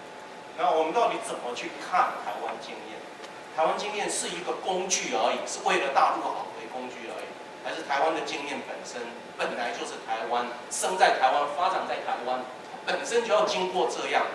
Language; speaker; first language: Chinese; native; Chinese